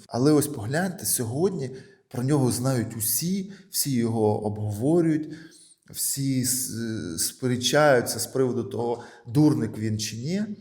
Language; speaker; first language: Ukrainian; non-native, local second language; Russian